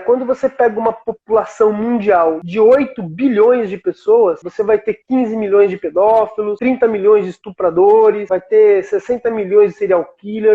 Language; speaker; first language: Portuguese; native; Portuguese